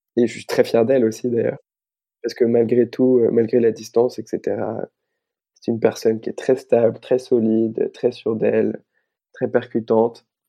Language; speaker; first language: French; native; French